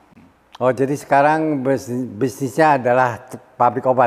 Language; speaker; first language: Indonesian; native; Indonesian